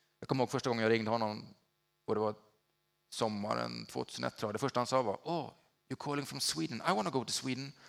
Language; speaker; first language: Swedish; native; Swedish